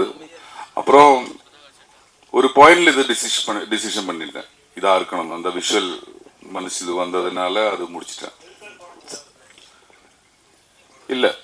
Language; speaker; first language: Tamil; non-native, learner; Malayalam